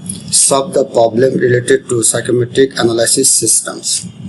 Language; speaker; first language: English; non-native, local second language; Bangla